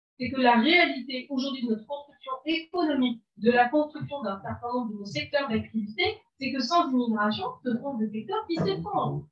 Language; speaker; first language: French; non-native, local second language; Arabic